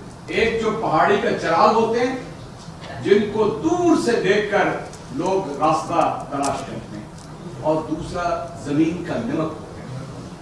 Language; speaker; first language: Urdu; native; Urdu